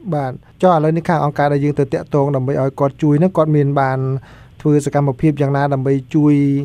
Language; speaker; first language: Khmer; native; Khmer